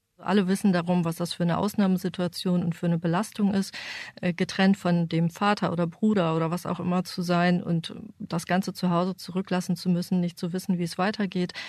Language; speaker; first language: German; native; German